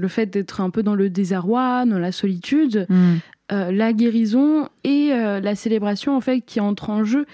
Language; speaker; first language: French; early bilingual, other home language; Arabic